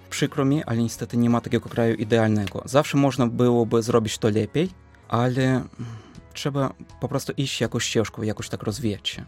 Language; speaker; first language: Polish; non-native, fluent; Russian